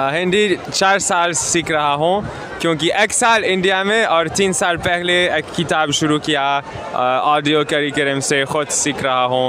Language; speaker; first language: Hindi; non-native, learner; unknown